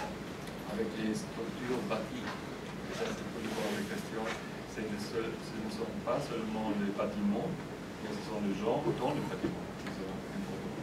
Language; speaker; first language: French; non-native, fluent; German